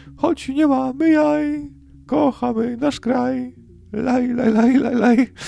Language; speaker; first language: Polish; native; Polish